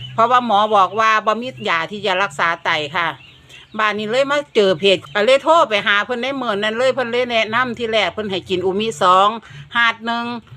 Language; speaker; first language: Thai; non-native, local second language; Northeastern Thai